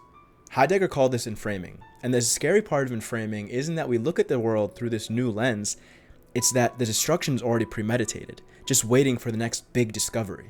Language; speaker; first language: English; native; English